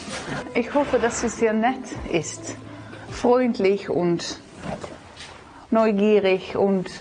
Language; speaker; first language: German; non-native, learner; Dutch